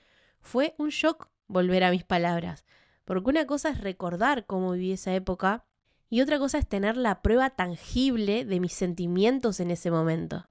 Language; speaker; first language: Spanish; native; Spanish